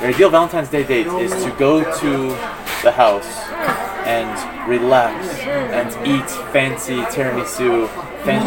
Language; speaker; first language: English; native; English